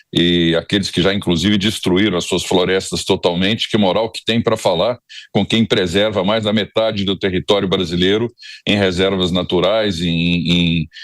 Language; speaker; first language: Portuguese; native; Portuguese